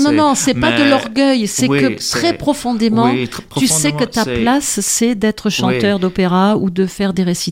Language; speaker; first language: French; native; French